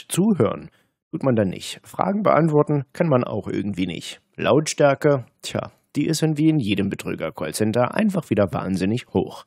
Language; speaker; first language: German; native; German